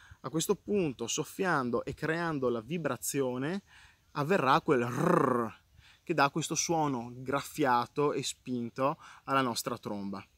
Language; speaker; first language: Italian; native; Italian